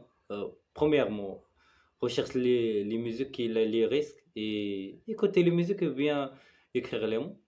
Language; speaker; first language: French; non-native, learner; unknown